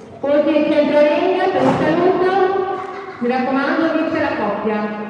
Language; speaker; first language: Italian; native; Italian